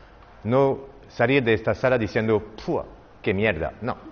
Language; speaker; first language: Spanish; non-native, learner; French